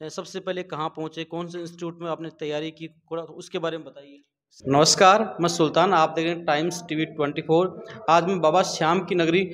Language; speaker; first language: Hindi; native; Hindi